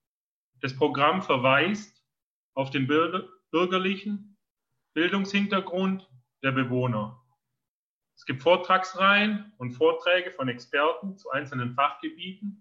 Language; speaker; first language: German; native; German